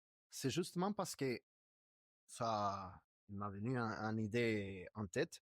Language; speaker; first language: French; non-native, fluent; Spanish